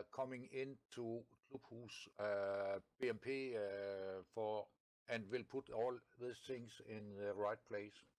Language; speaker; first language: English; non-native, learner; Danish